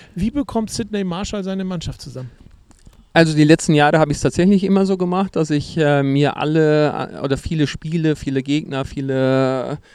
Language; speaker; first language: German; non-native, fluent; Portuguese